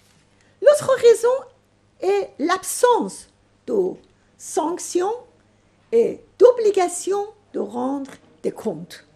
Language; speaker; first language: French; non-native, fluent; Persian